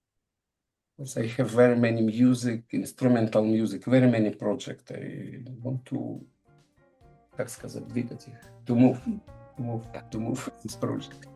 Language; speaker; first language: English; non-native, learner; Russian